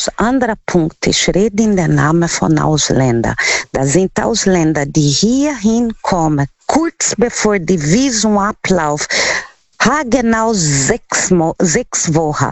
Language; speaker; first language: German; non-native, learner; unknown